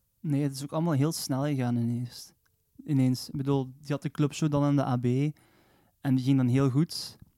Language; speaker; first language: Dutch; native; Dutch